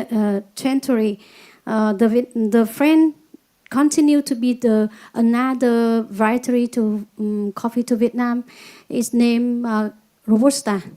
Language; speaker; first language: English; non-native, learner; Vietnamese